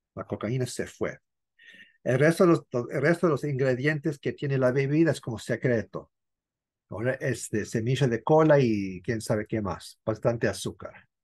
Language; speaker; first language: Spanish; non-native, fluent; English